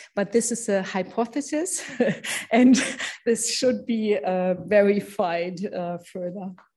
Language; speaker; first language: English; non-native, fluent; German